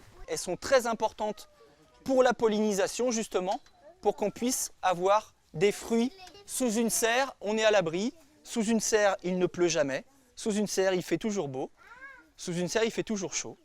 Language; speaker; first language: French; native; French